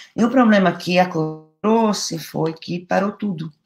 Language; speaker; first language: Portuguese; non-native, fluent; Italian